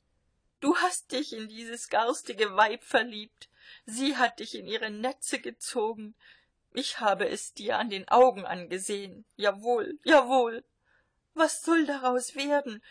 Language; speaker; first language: German; native; German